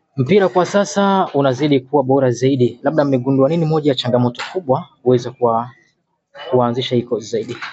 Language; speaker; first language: Swahili; native; Swahili